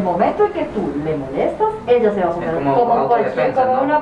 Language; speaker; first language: Spanish; native; Spanish